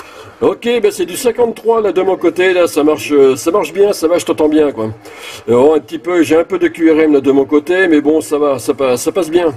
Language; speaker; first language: French; native; French